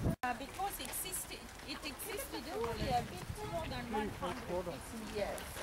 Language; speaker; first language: English; non-native, fluent; Estonian